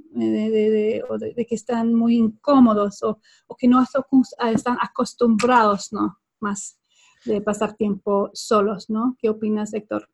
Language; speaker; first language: Spanish; non-native, fluent; Swedish